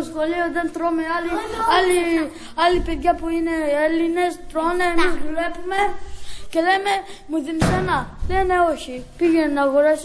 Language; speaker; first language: Greek; early bilingual, other home language; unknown